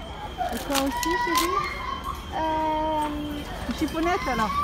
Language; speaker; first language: French; native; French